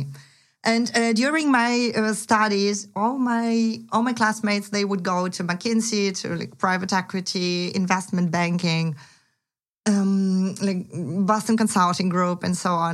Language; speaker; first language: English; non-native, fluent; Ukrainian